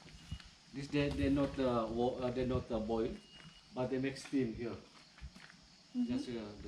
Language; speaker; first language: English; non-native, learner; Indonesian